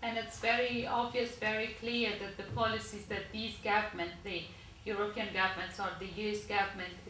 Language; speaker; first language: English; non-native, learner; Persian